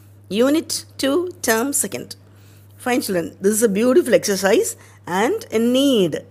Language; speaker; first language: English; non-native, local second language; Tamil